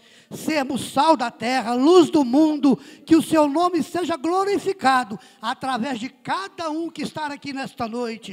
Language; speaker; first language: Portuguese; native; Portuguese